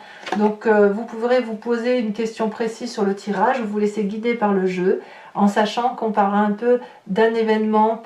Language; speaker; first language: French; native; French